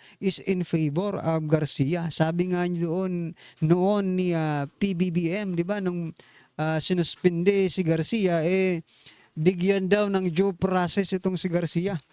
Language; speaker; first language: Filipino; non-native, local second language; Waray